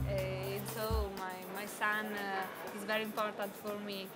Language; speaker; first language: English; non-native, learner; Italian